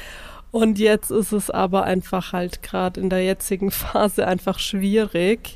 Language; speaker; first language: German; native; German